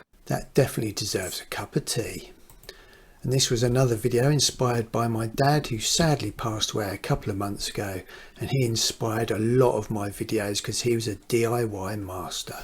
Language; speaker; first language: English; native; English